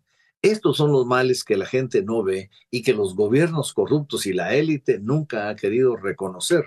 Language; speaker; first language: Spanish; native; Spanish